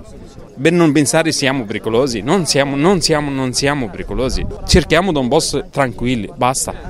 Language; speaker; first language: Italian; non-native, learner; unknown